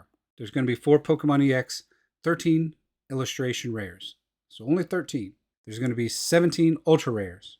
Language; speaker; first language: English; native; English